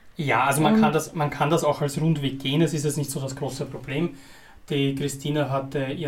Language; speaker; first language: German; native; German